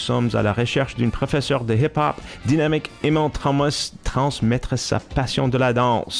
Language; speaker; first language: French; non-native, fluent; English